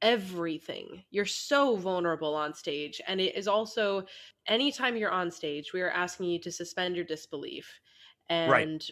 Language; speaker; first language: English; native; English